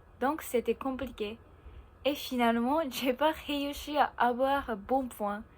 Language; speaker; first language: French; non-native, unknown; Japanese